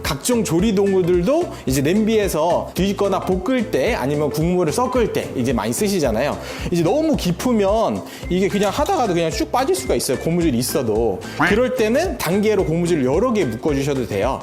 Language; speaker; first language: Korean; native; Korean